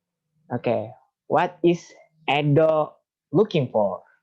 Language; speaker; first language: English; non-native, fluent; Indonesian